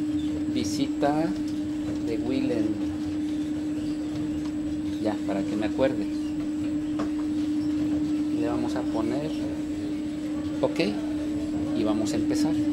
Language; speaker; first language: Spanish; native; Spanish